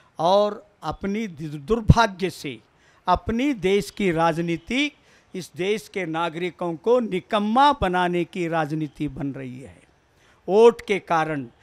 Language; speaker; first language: Hindi; non-native, local second language; Kannada